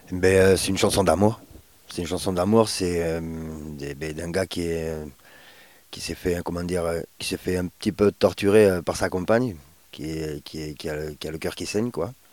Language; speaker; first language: French; early bilingual, other home language; Spanish